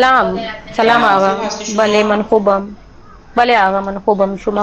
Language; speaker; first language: Persian; non-native, learner; Urdu